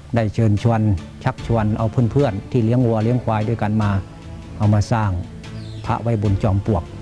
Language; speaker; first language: Thai; native; Thai